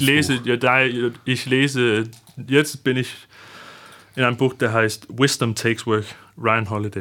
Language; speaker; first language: German; non-native, fluent; Danish